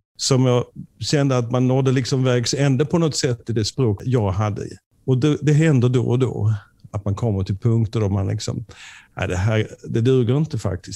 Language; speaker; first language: Swedish; native; Swedish